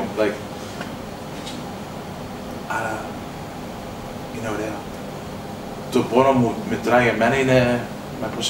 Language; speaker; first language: Greek; early bilingual, heritage; English